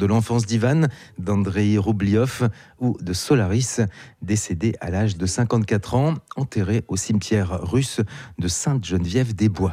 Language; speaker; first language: French; native; French